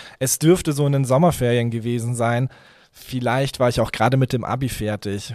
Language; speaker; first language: German; early bilingual, other home language; Hungarian